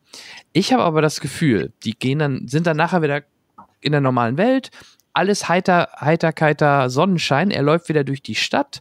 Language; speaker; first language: German; native; German